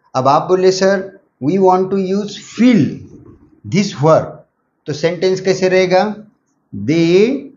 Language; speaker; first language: Hindi; non-native, local second language; Marathi